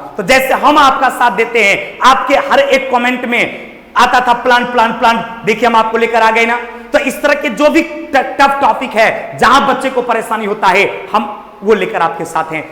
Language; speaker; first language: Hindi; native; Hindi